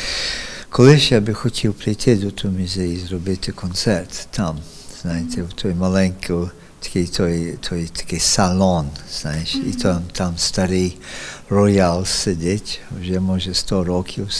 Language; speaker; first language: Ukrainian; early bilingual, heritage; Ukrainian